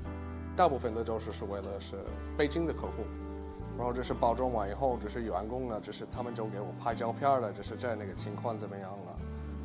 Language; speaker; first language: Chinese; non-native, fluent; English